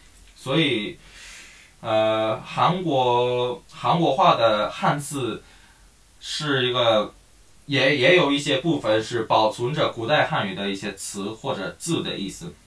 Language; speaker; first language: Chinese; non-native, fluent; Korean